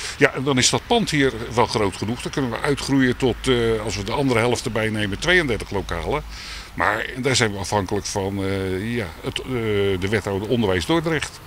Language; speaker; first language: Dutch; native; Dutch